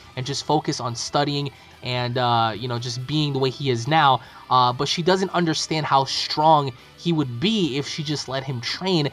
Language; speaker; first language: English; native; English